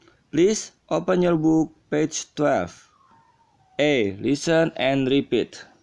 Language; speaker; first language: English; non-native, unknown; Indonesian